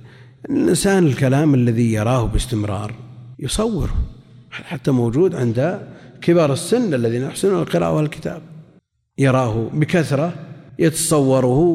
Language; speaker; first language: Arabic; native; Arabic